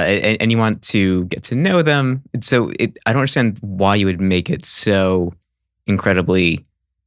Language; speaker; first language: English; native; English